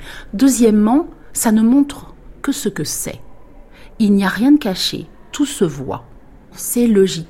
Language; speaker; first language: French; native; French